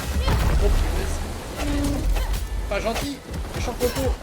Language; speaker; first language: French; native; French